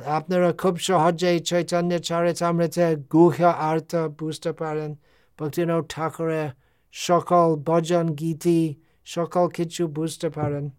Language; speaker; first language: Bangla; non-native, fluent; English